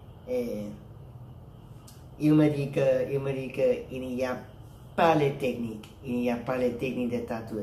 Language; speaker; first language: French; non-native, learner; Thai